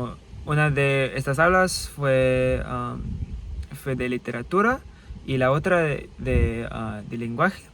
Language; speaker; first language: Spanish; non-native, fluent; English